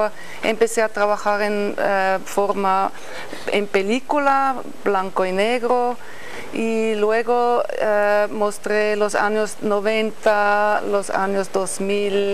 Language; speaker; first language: Spanish; non-native, fluent; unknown